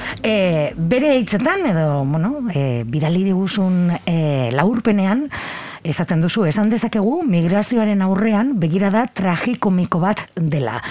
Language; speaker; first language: Basque; native; Basque